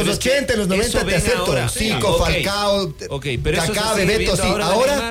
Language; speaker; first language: Spanish; native; Spanish